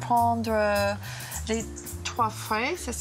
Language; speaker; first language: French; non-native, fluent; English